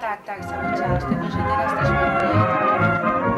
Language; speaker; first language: Polish; non-native, fluent; Catalan